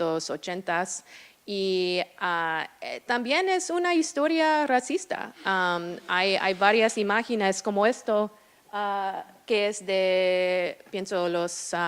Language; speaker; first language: Spanish; non-native, fluent; English